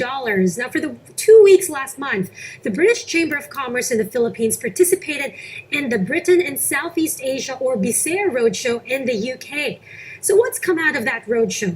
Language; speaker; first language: English; non-native, local second language; Filipino